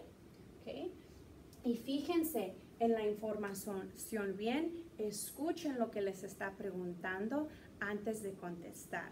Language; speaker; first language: Spanish; early bilingual, heritage; Spanish